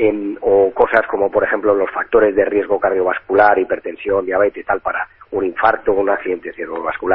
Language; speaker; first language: Spanish; native; Spanish